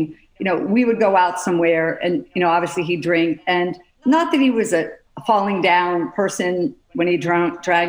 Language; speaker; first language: English; native; English